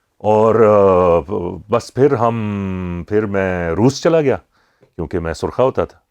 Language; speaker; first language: Urdu; native; Urdu